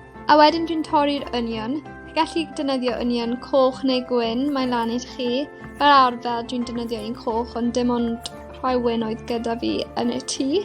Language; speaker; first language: Welsh; non-native, local second language; English